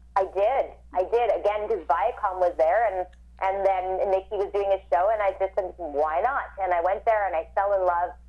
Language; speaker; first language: English; native; English